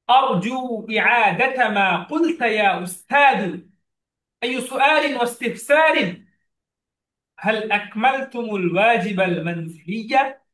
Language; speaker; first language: Arabic; non-native, fluent; Bangla